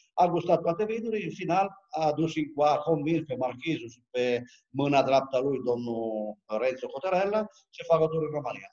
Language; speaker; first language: Romanian; non-native, fluent; Italian